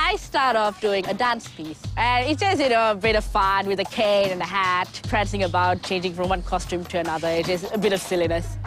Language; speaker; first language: English; non-native, local second language; Bangla